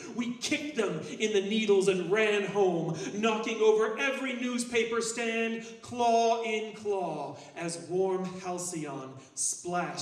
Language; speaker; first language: English; native; English